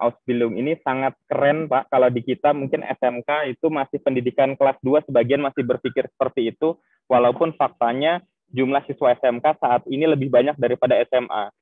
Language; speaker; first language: Indonesian; native; Indonesian